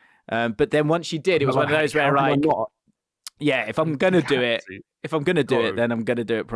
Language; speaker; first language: English; native; English